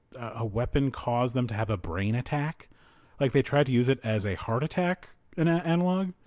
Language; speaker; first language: English; native; English